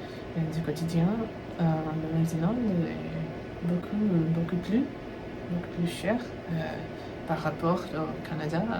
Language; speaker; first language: French; non-native, fluent; Tamil